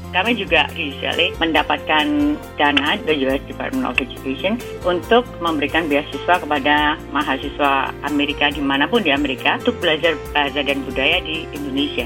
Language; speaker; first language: Indonesian; native; Indonesian